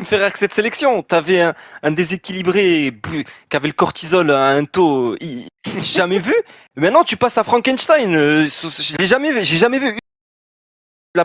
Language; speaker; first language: French; native; French